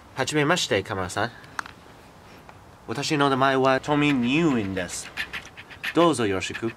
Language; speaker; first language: Japanese; non-native, learner; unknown